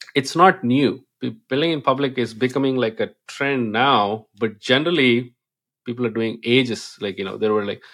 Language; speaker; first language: English; non-native, local second language; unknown